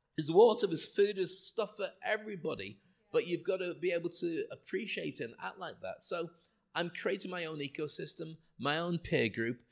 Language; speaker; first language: English; native; English